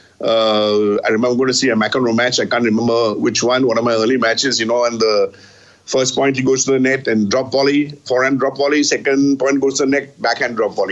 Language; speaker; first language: English; non-native, local second language; Bangla